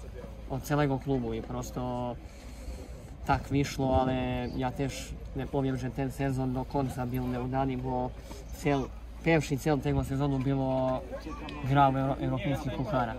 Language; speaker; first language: Polish; non-native, fluent; Serbian